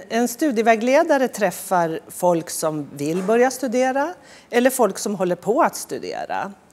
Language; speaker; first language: Swedish; native; Swedish